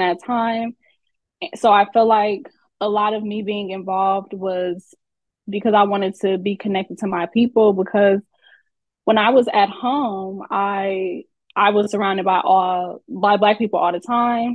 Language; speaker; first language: English; native; English